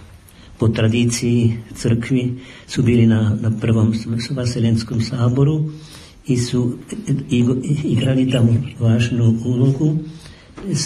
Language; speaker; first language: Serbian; non-native, fluent; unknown